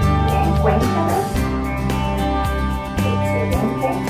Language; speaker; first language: Spanish; native; Spanish